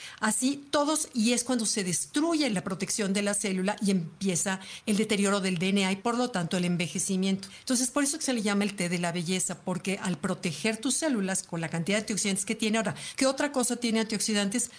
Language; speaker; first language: Spanish; native; Spanish